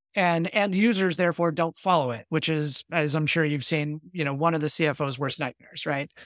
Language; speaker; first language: English; native; English